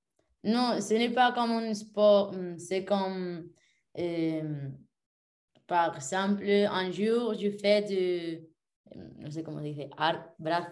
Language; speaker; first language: French; non-native, learner; Spanish